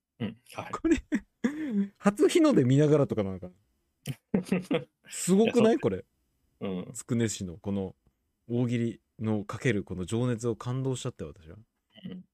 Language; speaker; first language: Japanese; native; Japanese